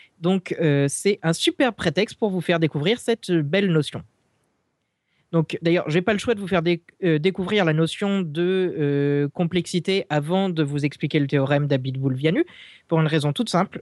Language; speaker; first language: French; native; French